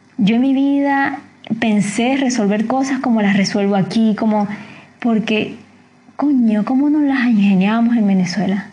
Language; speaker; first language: Spanish; native; Spanish